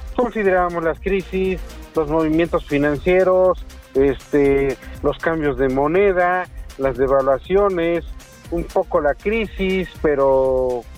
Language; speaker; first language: Spanish; native; Spanish